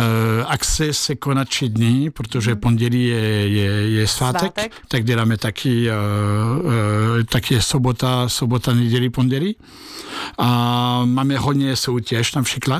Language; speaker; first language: Czech; non-native, fluent; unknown